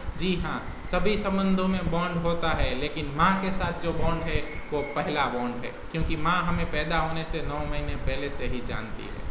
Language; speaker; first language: Hindi; non-native, local second language; Gujarati